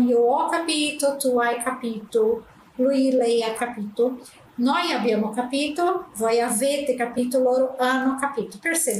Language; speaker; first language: Italian; non-native, fluent; Portuguese